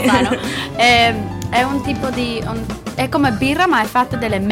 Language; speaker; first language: Italian; non-native, learner; English